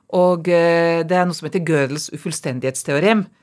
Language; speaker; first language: Norwegian; non-native, fluent; Serbian